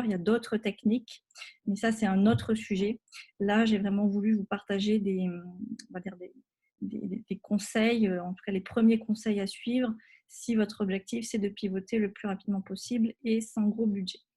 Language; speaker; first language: French; native; French